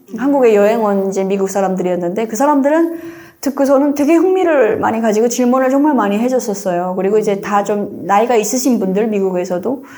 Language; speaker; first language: Korean; native; Korean